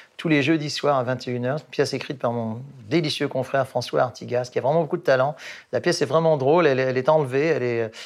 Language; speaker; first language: French; non-native, local second language; English